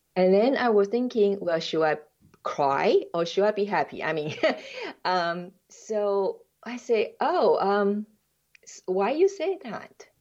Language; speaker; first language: English; non-native, fluent; Chinese